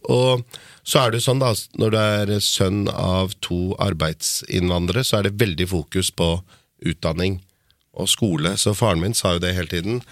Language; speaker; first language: Norwegian; early bilingual, other home language; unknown